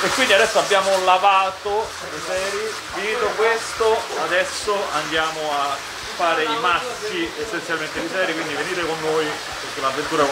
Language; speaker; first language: Italian; native; Italian